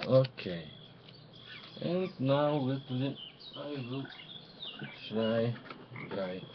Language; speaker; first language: English; non-native, learner; Ukrainian